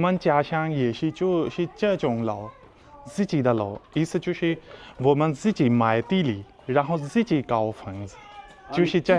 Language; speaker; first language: Chinese; non-native, learner; Urdu